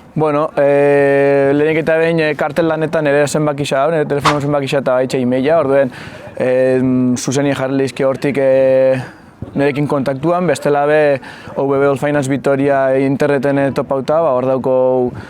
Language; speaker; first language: Basque; native; Basque